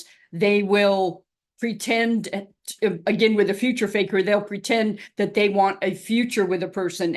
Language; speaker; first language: English; native; English